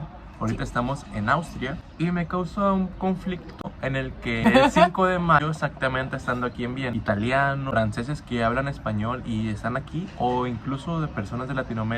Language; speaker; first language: Spanish; native; Spanish